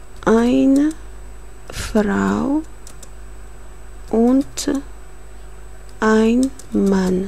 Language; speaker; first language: German; non-native, learner; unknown